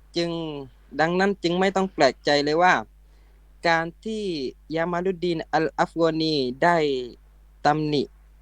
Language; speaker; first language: Thai; non-native, local second language; Pattani Malay